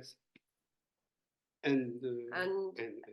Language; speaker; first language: English; non-native, learner; French